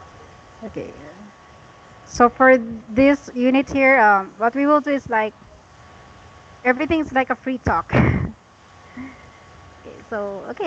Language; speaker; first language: English; non-native, fluent; Cebuano